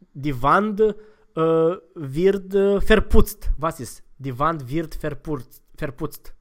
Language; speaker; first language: German; non-native, fluent; Romanian